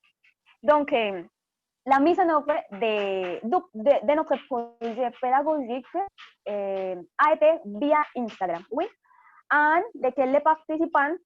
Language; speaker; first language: French; non-native, fluent; Spanish